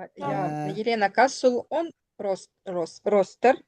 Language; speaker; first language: Estonian; non-native, learner; Russian